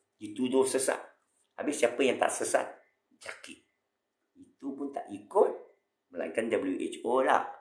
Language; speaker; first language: Malay; non-native, local second language; Chinese